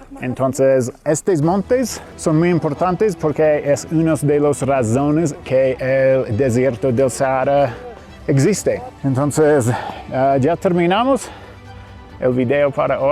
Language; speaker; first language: Spanish; non-native, fluent; English